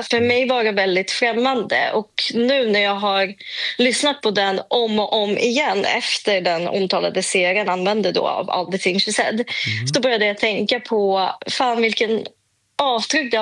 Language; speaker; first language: Swedish; native; Swedish